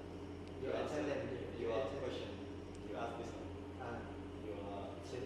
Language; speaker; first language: English; non-native, learner; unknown